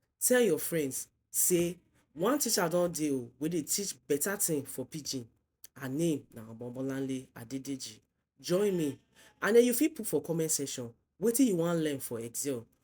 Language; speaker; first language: Nigerian Pidgin; non-native, local second language; Yoruba